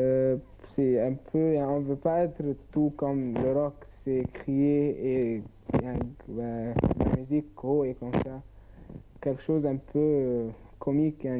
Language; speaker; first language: French; non-native, learner; Arabic